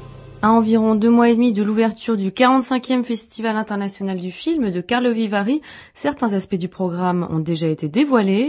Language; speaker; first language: French; native; French